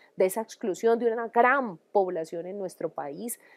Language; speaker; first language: Spanish; native; Spanish